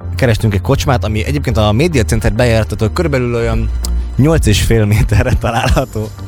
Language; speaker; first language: Hungarian; native; Hungarian